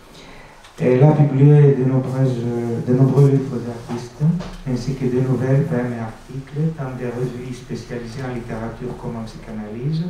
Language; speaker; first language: French; non-native, fluent; Greek